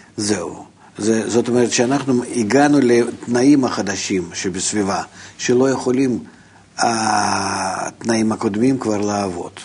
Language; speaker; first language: Hebrew; non-native, fluent; Russian